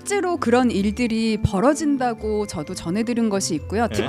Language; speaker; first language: Korean; native; Korean